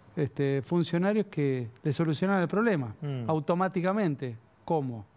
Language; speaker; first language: Spanish; native; Spanish